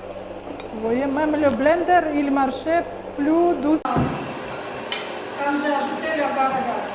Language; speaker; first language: French; non-native, learner; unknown